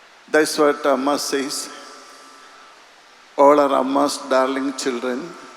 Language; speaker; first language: English; non-native, local second language; Malayalam